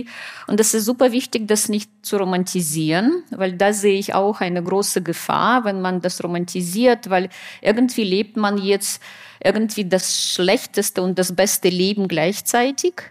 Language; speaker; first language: German; non-native, fluent; Russian